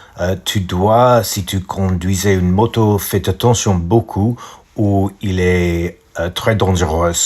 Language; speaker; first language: French; non-native, learner; English